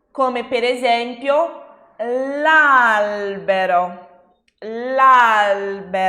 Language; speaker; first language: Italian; non-native, fluent; Portuguese